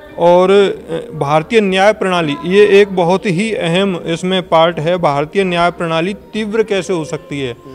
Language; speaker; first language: Hindi; native; Hindi